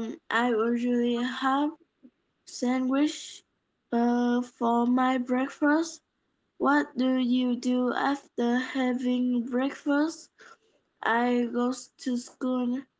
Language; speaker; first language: English; non-native, learner; Polish